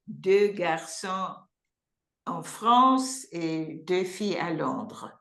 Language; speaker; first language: French; non-native, learner; English